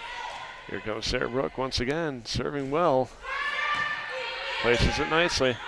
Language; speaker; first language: English; native; English